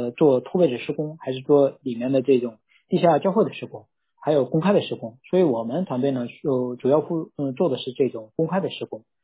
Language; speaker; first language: Chinese; non-native, local second language; Korean